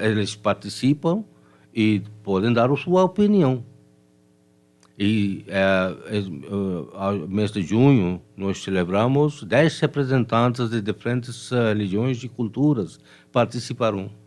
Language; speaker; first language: Portuguese; non-native, fluent; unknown